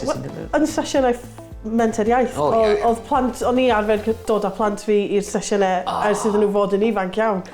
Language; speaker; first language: Welsh; non-native, local second language; English